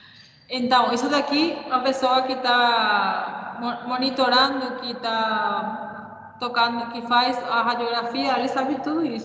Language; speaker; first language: Portuguese; non-native, fluent; Spanish